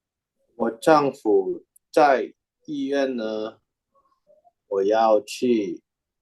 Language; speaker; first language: Chinese; non-native, learner; Indonesian